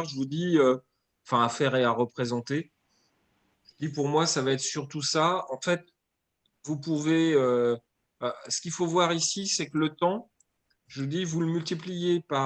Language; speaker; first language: French; native; French